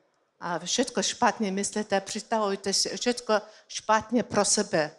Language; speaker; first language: Czech; non-native, learner; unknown